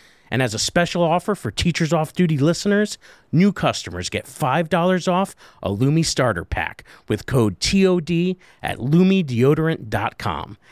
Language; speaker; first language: English; native; English